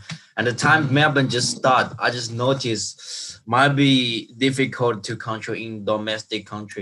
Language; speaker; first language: English; non-native, fluent; Chinese